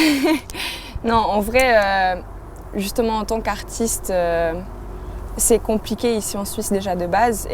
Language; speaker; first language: French; native; French